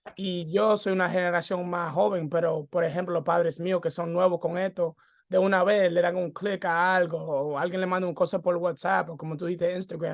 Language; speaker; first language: Spanish; early bilingual, heritage; English